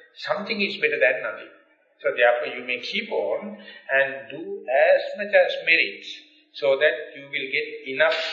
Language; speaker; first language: English; non-native, local second language; Sinhala